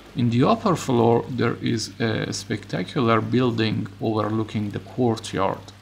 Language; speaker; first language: English; non-native, fluent; Persian